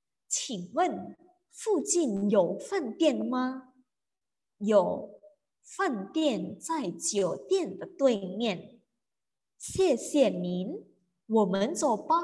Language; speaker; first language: Chinese; non-native, fluent; Indonesian